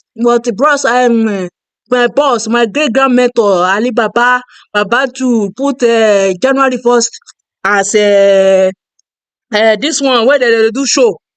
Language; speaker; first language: Nigerian Pidgin; non-native, local second language; Yoruba